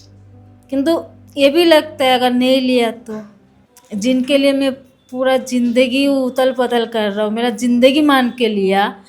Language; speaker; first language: Hindi; non-native, local second language; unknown